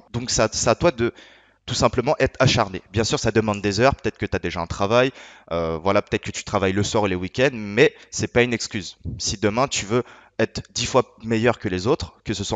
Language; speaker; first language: French; native; French